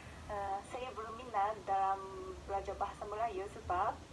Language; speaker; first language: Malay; non-native, fluent; Japanese